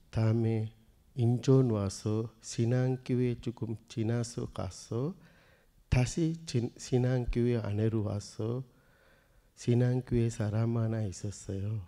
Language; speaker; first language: Korean; non-native, learner; Sinhala